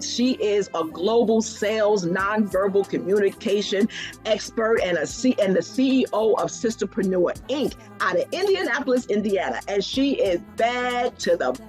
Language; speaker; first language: English; native; English